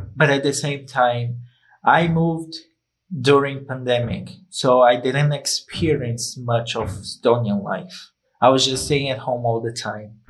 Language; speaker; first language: English; non-native, fluent; Portuguese